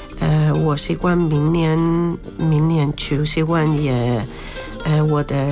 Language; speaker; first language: Chinese; non-native, learner; Spanish